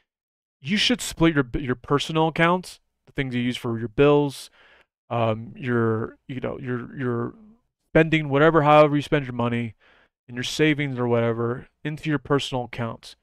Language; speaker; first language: English; native; English